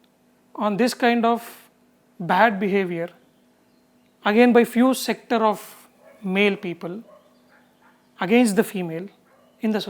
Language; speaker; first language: Telugu; native; Telugu